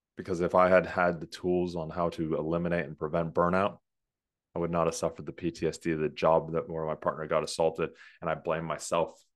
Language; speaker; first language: English; native; English